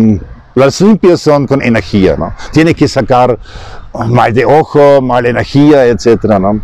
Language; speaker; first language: Spanish; non-native, learner; German